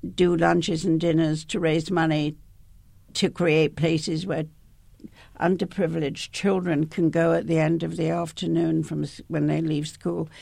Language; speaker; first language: English; native; English